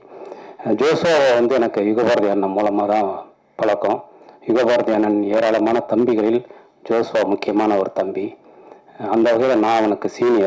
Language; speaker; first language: Tamil; native; Tamil